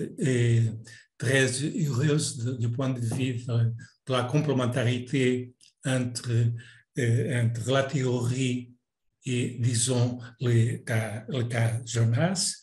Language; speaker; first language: French; non-native, fluent; Portuguese